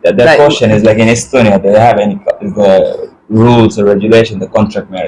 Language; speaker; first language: English; non-native, learner; Bangla